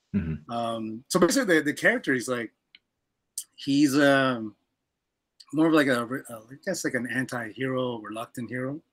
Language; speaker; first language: English; native; English